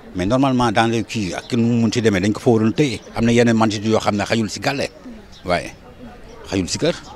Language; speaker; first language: Wolof; native; Wolof